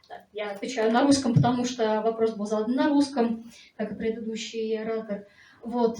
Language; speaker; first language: Russian; native; Russian